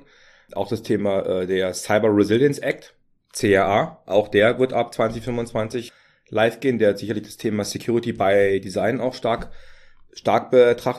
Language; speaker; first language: German; native; German